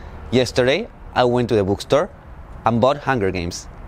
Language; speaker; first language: English; non-native, fluent; Spanish